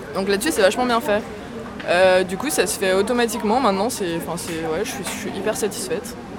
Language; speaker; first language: French; native; French